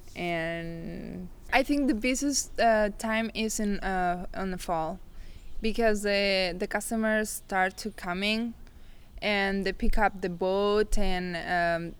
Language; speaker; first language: English; non-native, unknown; Spanish